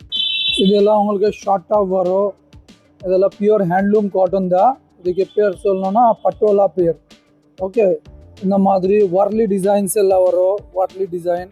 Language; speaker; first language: Tamil; non-native, fluent; Hindi